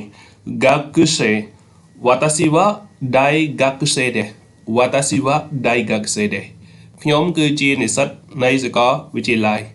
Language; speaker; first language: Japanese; non-native, fluent; Khmer